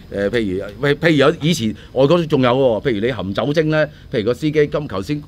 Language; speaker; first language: Cantonese; native; Cantonese